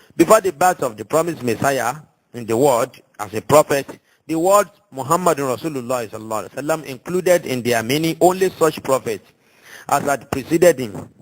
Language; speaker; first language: English; non-native, local second language; Yoruba